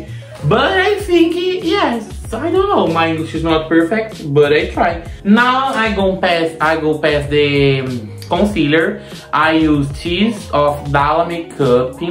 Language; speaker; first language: English; non-native, learner; Portuguese